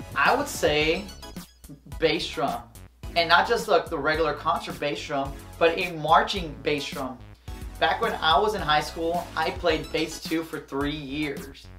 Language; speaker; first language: English; native; English